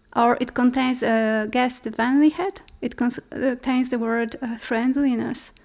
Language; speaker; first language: English; non-native, fluent; Polish